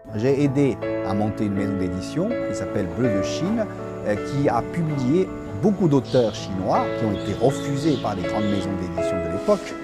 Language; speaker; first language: French; non-native, fluent; Chinese